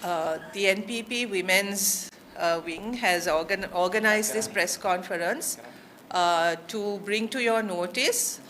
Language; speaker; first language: English; non-native, local second language; Sinhala